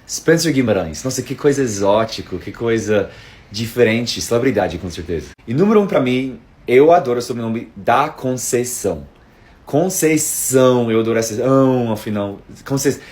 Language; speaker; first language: Portuguese; non-native, fluent; English